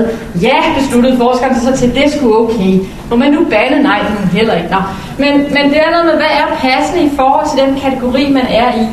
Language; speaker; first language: Danish; native; Danish